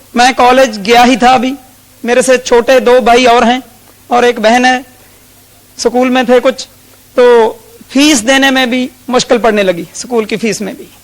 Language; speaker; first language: Hindi; non-native, local second language; Punjabi